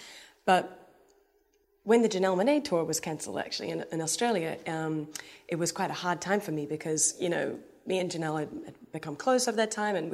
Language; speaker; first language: English; native; English